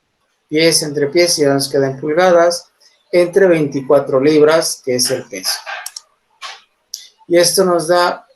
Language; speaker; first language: Spanish; native; Spanish